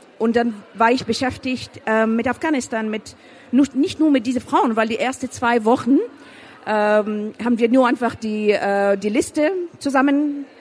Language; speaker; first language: German; non-native, fluent; Persian